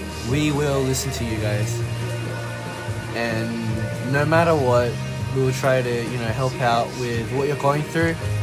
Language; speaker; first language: English; native; English